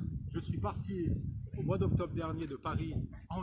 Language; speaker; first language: French; native; French